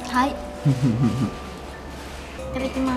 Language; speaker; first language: Japanese; native; Japanese